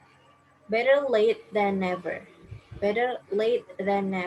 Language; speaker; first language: English; non-native, fluent; Indonesian